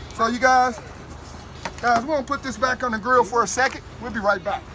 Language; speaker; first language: English; native; English